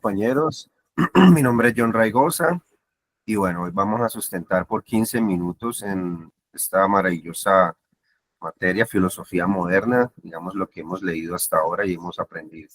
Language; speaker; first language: Spanish; native; Spanish